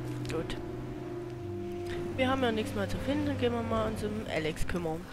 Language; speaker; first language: German; native; German